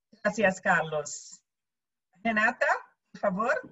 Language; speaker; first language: Spanish; non-native, local second language; Portuguese